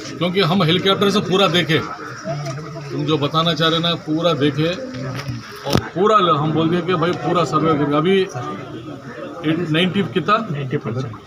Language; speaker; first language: Hindi; non-native, local second language; Urdu